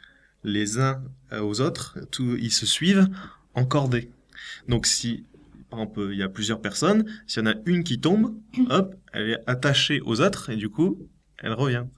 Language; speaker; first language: French; native; French